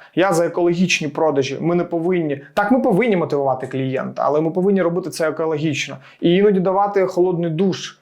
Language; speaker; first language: Ukrainian; native; Ukrainian